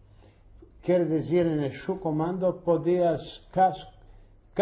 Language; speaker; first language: Spanish; early bilingual, heritage; Ladino